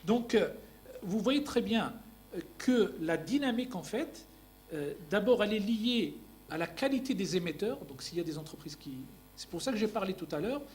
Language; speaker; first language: French; non-native, local second language; Arabic